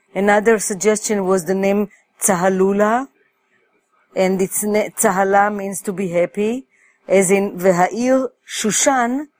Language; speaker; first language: English; non-native, fluent; Hebrew